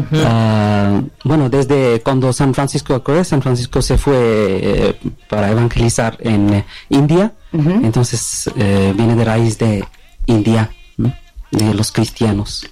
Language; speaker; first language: Spanish; non-native, learner; Bangla